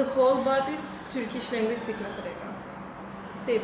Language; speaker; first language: Hindi; non-native, learner; Turkish